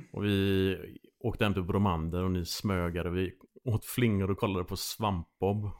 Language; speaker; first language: Swedish; native; Swedish